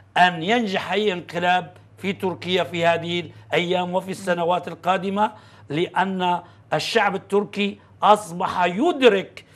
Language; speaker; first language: Arabic; non-native, fluent; Turkish